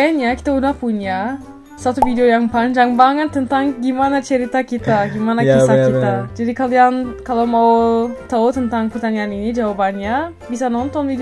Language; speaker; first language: Indonesian; non-native, fluent; Turkish